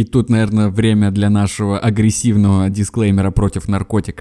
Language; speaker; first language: Russian; native; Russian